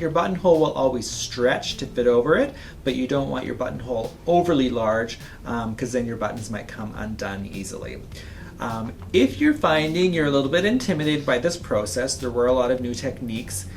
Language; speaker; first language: English; native; English